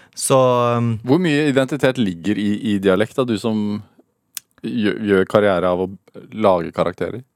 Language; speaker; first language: Norwegian; native; Norwegian